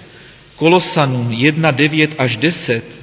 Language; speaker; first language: Czech; native; Czech